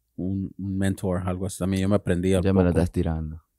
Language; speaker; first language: Spanish; early bilingual, heritage; Spanish